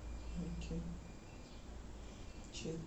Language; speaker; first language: French; non-native, learner; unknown